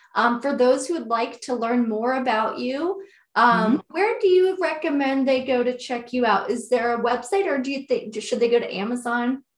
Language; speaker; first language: English; native; English